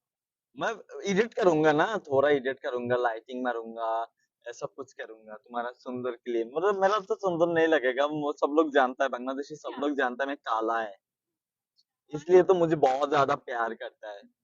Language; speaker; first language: Hindi; non-native, learner; Bangla